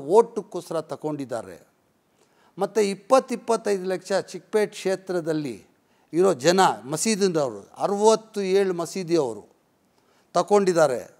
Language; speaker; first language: Kannada; non-native, local second language; Urdu